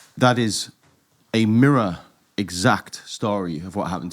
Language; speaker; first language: English; native; English